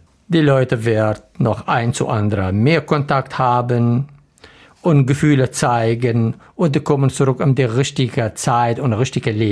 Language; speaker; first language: German; non-native, learner; Arabic